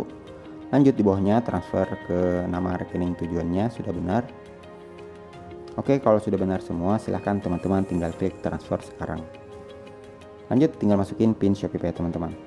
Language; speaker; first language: Indonesian; native; Indonesian